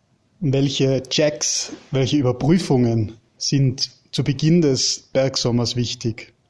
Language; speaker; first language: German; native; German